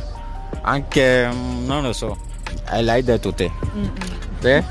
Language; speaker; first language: Italian; non-native, fluent; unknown